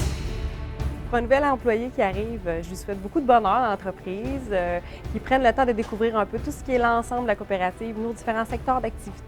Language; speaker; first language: French; native; French